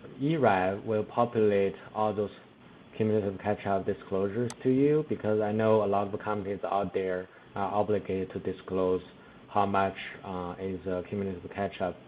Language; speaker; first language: English; non-native, fluent; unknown